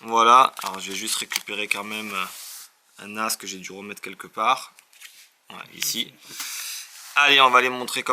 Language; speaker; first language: French; native; French